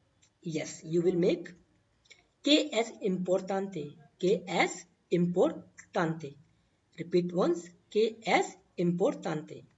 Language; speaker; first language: Spanish; non-native, learner; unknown